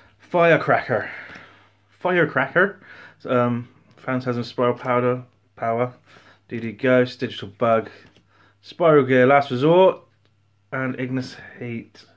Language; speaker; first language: English; native; English